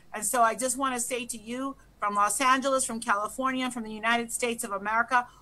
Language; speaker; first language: English; early bilingual, other home language; Spanish